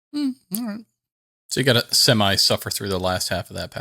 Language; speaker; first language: English; native; English